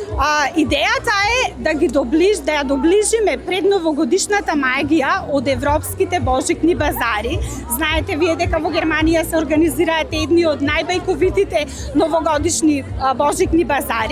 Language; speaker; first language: Macedonian; native; Macedonian